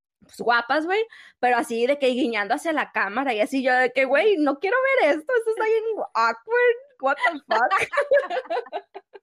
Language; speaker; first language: Spanish; native; Spanish